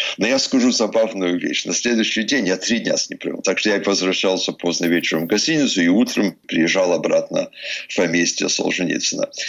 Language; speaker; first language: Russian; early bilingual, heritage; Russian